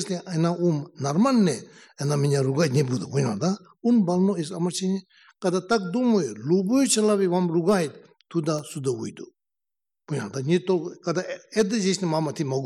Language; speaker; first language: Russian; non-native, learner; Tibetan